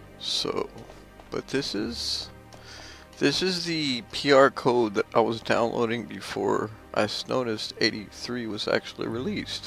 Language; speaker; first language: English; native; English